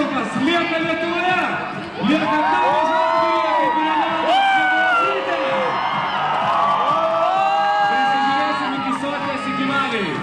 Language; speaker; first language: Lithuanian; native; Lithuanian